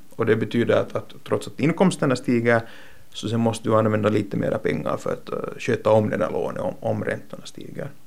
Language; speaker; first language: Swedish; native; Swedish